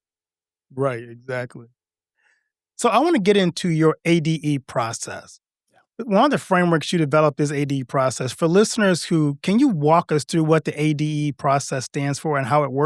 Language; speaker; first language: English; native; English